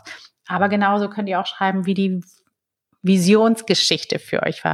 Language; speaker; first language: German; native; German